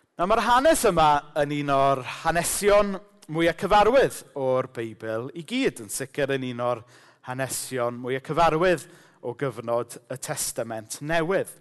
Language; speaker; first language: Welsh; native; Welsh